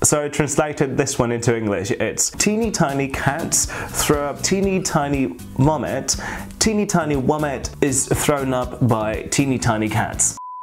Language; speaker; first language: English; non-native, fluent; German